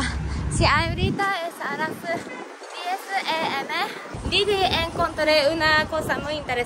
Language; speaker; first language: Spanish; non-native, fluent; Japanese